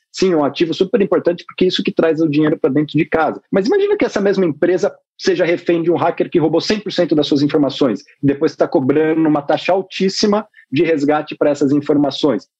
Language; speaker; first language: Portuguese; native; Portuguese